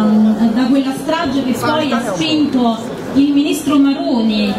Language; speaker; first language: Italian; native; Italian